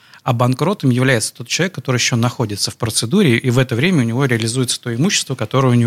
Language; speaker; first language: Russian; native; Russian